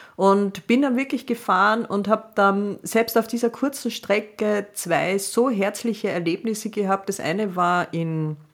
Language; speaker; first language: German; native; German